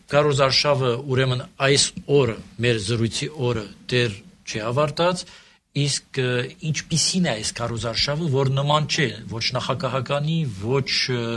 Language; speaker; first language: Armenian; early bilingual, heritage; Armenian